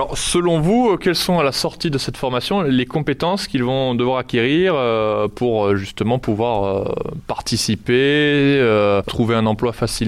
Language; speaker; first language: French; native; French